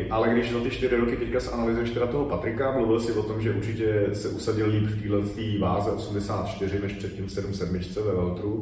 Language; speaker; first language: Czech; native; Czech